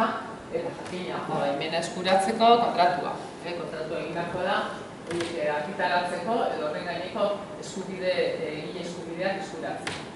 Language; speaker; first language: Basque; native; Basque